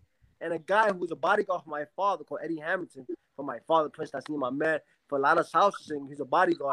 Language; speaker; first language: English; native; English